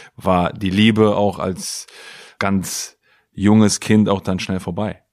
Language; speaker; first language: German; native; German